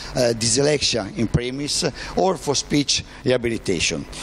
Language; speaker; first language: English; non-native, fluent; Italian